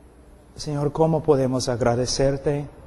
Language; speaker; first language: Spanish; non-native, fluent; English